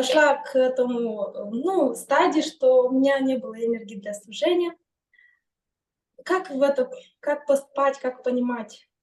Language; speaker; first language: Russian; non-native, fluent; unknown